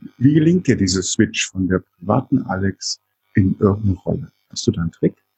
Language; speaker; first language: German; native; German